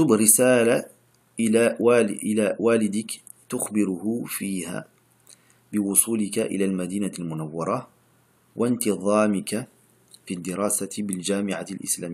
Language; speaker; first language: Arabic; non-native, fluent; French